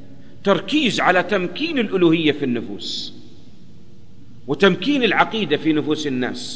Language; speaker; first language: Arabic; native; Arabic